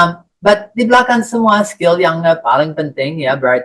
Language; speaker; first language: Indonesian; non-native, fluent; English